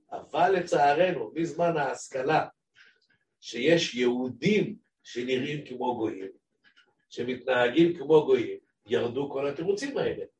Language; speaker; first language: Hebrew; native; Hebrew